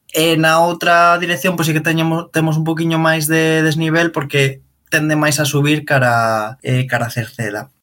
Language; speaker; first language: Galician; non-native, local second language; Spanish